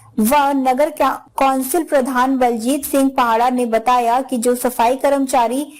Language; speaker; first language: Hindi; non-native, local second language; Punjabi